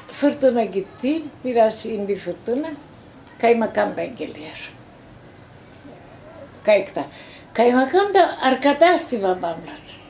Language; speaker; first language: Turkish; non-native, local second language; Greek